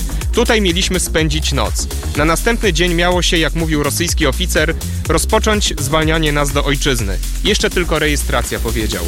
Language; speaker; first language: Polish; native; Polish